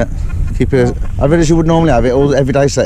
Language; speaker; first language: English; native; English